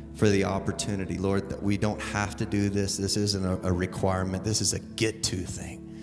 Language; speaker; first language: English; native; English